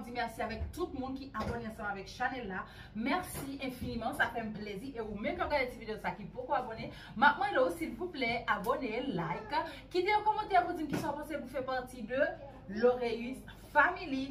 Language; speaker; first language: French; non-native, local second language; Haitian Creole